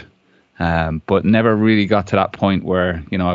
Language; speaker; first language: English; native; English